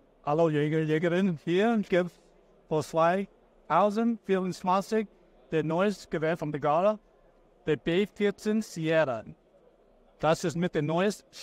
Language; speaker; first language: German; non-native, learner; English